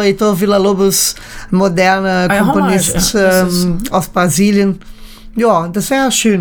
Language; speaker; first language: German; native; German